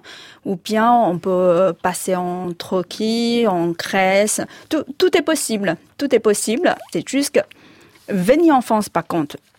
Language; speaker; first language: French; non-native, fluent; Chinese